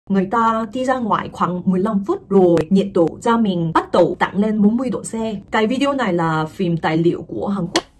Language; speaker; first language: Vietnamese; non-native, fluent; Korean